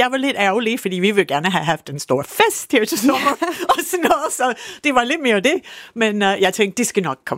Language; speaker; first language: Danish; non-native, fluent; English